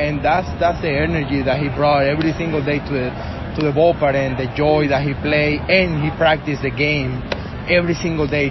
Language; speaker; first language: English; non-native, fluent; Spanish